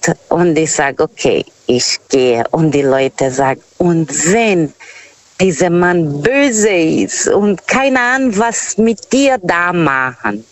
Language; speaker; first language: German; non-native, fluent; Portuguese